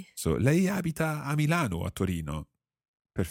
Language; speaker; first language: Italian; non-native, fluent; English